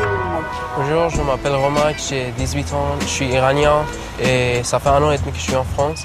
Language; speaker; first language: French; non-native, learner; Persian